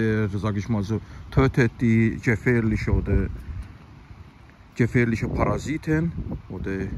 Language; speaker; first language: German; non-native, fluent; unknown